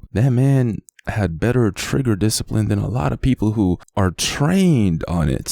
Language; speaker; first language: English; native; English